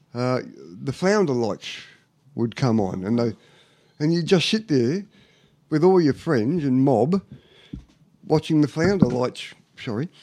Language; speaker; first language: English; native; English